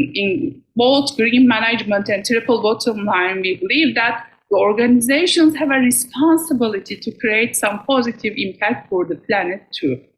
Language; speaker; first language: English; non-native, fluent; Turkish